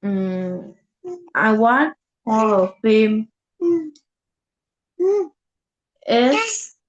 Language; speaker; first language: English; non-native, learner; Vietnamese